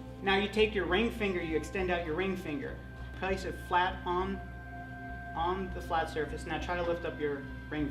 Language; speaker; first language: English; native; English